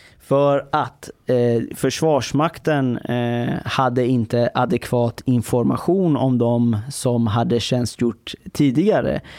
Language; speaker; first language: Swedish; early bilingual, other home language; Persian